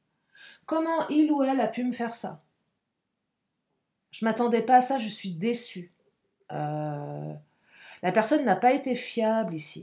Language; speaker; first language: French; native; French